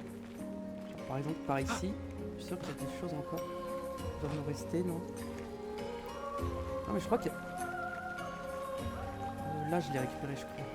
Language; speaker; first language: French; native; French